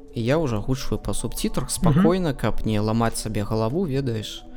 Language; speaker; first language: Belarusian; non-native, local second language; Russian